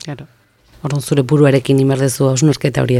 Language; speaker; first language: Basque; native; Basque